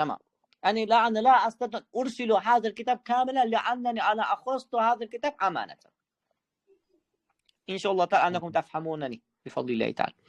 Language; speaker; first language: Arabic; non-native, fluent; Uzbek